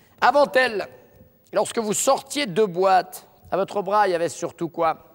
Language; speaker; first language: French; native; French